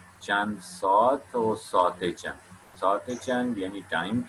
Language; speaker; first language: Persian; non-native, fluent; Urdu